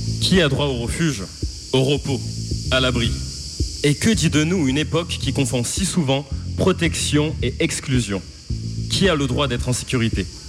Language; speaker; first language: French; native; French